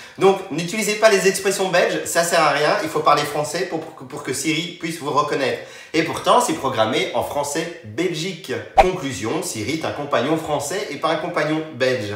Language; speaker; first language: French; native; French